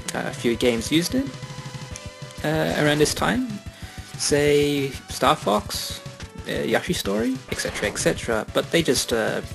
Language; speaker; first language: English; native; English